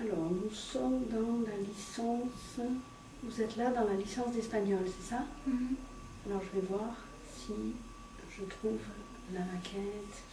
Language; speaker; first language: French; native; French